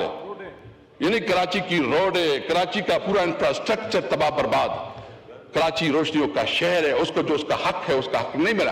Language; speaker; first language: Urdu; non-native, local second language; Pashto